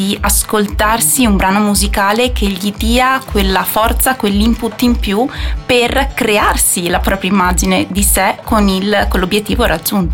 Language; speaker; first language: Italian; native; Italian